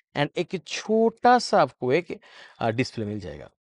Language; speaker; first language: Hindi; non-native, local second language; Bangla